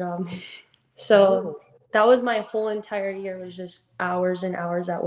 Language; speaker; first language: English; native; English